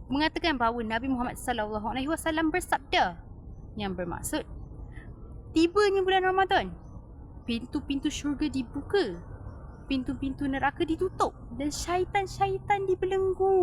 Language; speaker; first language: Malay; native; Malay